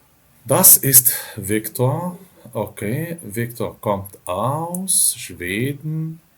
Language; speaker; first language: German; non-native, fluent; Arabic